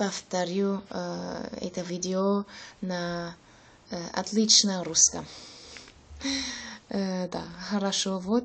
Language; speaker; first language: Russian; non-native, learner; German